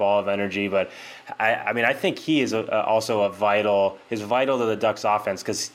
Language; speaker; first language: English; native; English